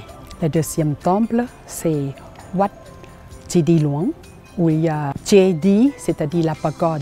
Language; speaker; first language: French; non-native, learner; Thai